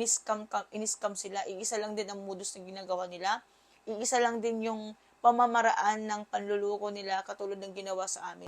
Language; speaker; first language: Filipino; native; Filipino